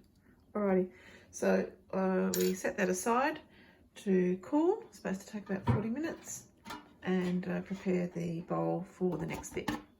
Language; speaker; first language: English; native; English